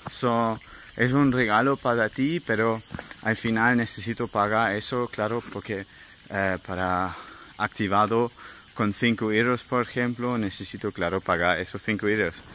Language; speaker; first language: Spanish; non-native, learner; German